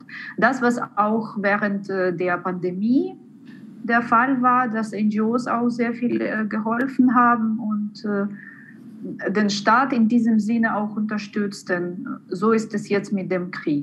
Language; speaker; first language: German; non-native, fluent; Ukrainian